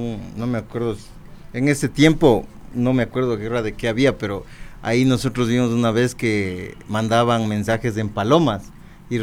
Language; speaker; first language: Spanish; native; Spanish